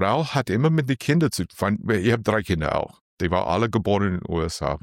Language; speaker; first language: German; non-native, learner; English